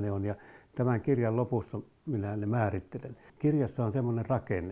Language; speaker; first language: Finnish; native; Finnish